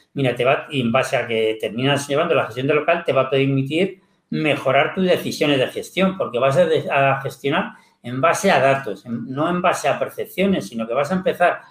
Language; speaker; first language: Spanish; native; Spanish